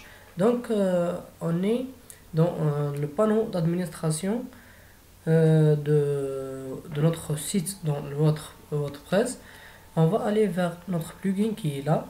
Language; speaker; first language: French; non-native, fluent; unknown